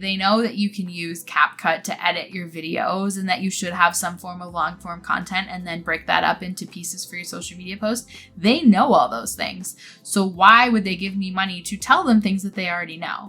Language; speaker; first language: English; native; English